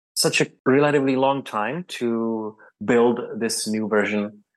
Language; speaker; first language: English; non-native, fluent; Czech